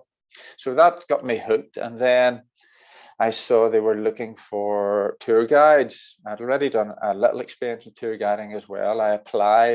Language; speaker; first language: English; native; English